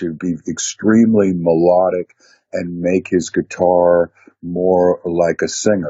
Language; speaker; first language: English; native; English